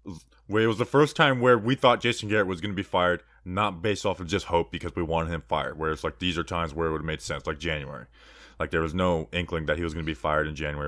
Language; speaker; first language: English; native; English